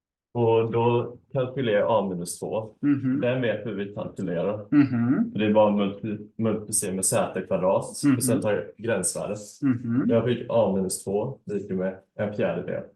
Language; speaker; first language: Swedish; native; Swedish